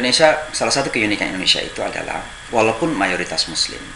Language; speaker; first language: Indonesian; native; Indonesian